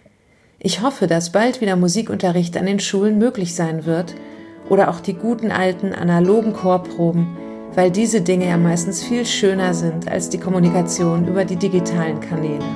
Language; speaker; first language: German; native; German